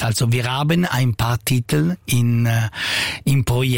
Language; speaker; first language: German; non-native, local second language; Italian